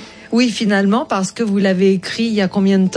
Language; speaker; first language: French; native; French